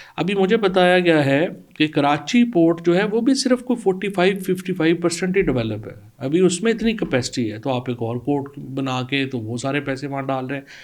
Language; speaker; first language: Urdu; non-native, local second language; Punjabi